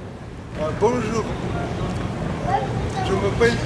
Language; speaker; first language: French; non-native, fluent; Russian